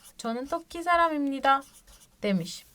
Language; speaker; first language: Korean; non-native, fluent; Turkish